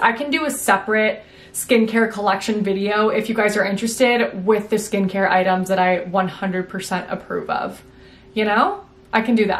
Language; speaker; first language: English; native; English